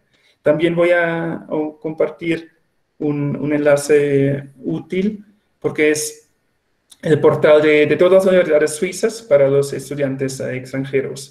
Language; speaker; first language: Spanish; non-native, fluent; Swiss German